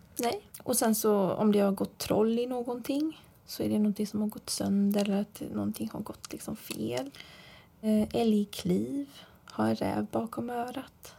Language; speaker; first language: Swedish; native; Swedish